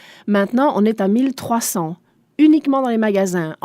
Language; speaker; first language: French; non-native, local second language; German